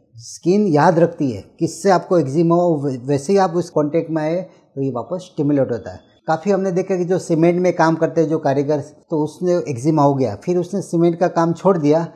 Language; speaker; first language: Hindi; non-native, local second language; Gujarati